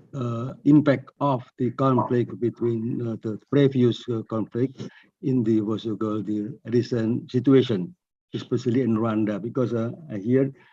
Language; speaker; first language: English; non-native, fluent; Indonesian